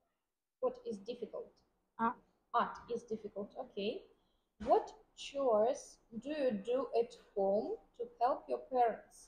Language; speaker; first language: English; non-native, fluent; Vietnamese